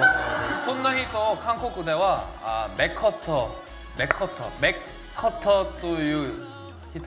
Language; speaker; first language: Japanese; non-native, learner; Korean